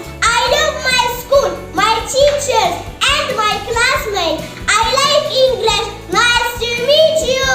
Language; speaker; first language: English; non-native, learner; Arabic